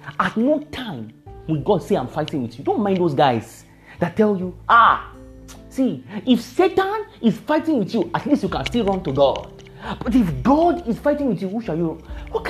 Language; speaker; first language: English; non-native, local second language; Yoruba